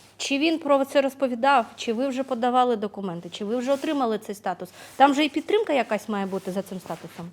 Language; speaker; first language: Ukrainian; native; Ukrainian